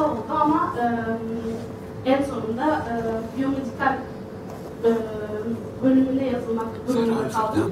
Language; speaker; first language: Turkish; early bilingual, other home language; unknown